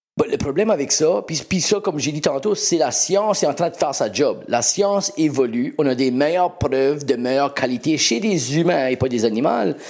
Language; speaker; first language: French; native; French